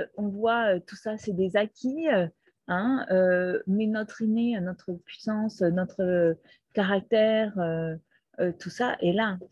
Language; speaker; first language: French; non-native, fluent; Portuguese